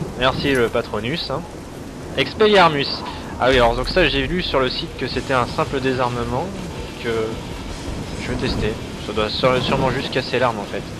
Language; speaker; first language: French; native; French